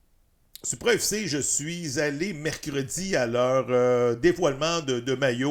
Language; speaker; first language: French; native; French